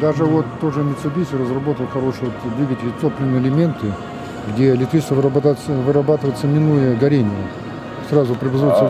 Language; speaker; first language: Russian; native; Russian